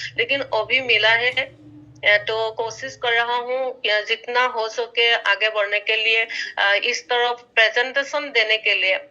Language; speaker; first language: Hindi; non-native, local second language; Assamese